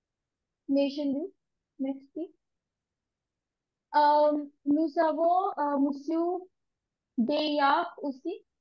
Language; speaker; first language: French; non-native, learner; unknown